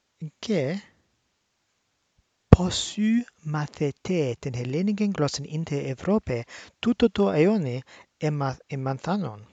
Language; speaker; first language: Greek; non-native, learner; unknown